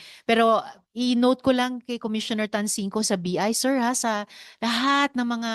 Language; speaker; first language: Filipino; native; Filipino